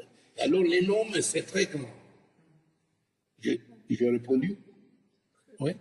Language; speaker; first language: French; non-native, learner; Italian